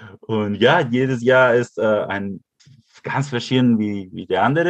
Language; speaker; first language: German; early bilingual, heritage; Spanish